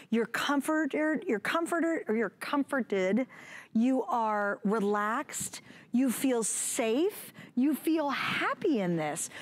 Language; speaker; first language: English; native; English